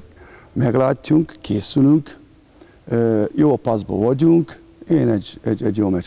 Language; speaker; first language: Hungarian; non-native, learner; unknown